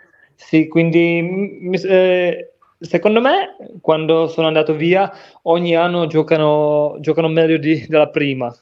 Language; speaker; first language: Italian; non-native, learner; Czech